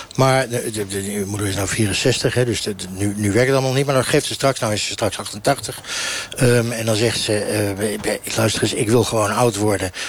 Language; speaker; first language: Dutch; native; Dutch